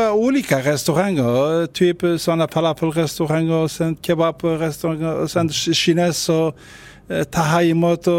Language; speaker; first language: Swedish; non-native, learner; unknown